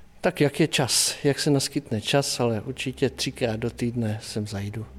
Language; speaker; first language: Czech; native; Czech